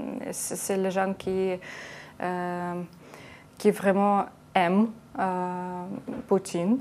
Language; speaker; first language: French; non-native, learner; Ukrainian